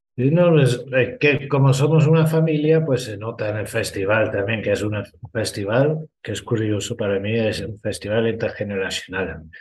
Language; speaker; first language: Spanish; non-native, fluent; English